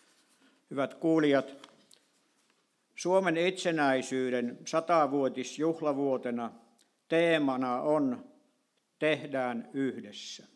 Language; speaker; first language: Finnish; native; Finnish